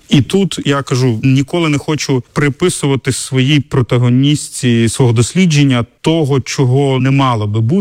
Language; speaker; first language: Ukrainian; native; Ukrainian